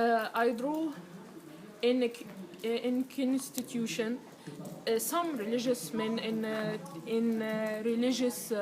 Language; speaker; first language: English; non-native, learner; Arabic